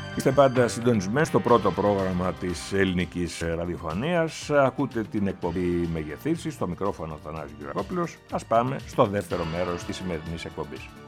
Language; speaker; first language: Greek; native; Greek